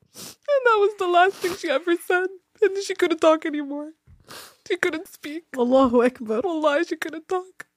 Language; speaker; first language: English; early bilingual, other home language; Tigrinya